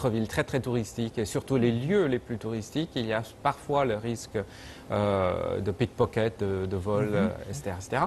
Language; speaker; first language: French; non-native, fluent; Chinese